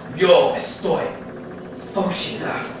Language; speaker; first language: Spanish; non-native, learner; English